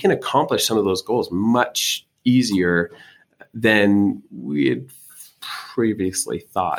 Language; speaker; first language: English; native; English